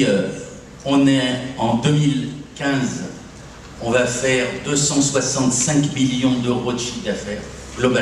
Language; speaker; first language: French; native; French